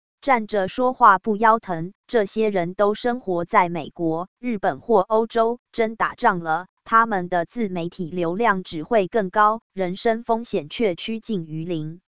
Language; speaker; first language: Chinese; native; Chinese